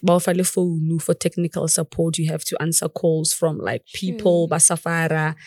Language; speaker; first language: English; non-native, local second language; Tswana